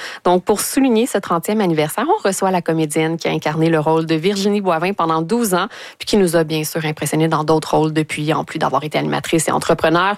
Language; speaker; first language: French; native; French